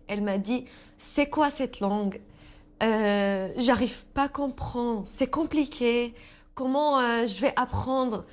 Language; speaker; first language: French; non-native, fluent; Assyrian Neo-Aramaic